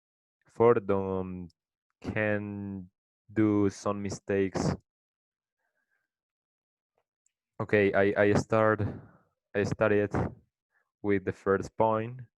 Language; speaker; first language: English; non-native, learner; Spanish